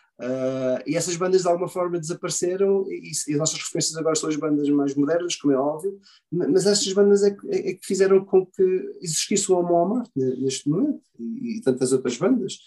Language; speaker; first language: Portuguese; early bilingual, heritage; Portuguese